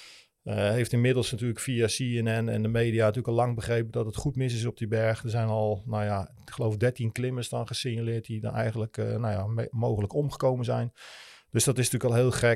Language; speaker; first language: Dutch; native; Dutch